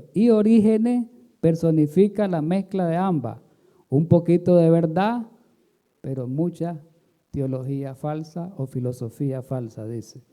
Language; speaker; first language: Spanish; native; Spanish